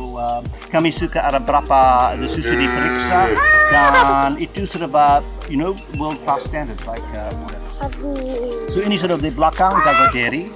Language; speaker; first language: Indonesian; non-native, fluent; English